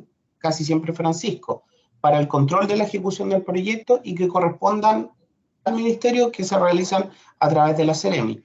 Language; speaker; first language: Spanish; native; Spanish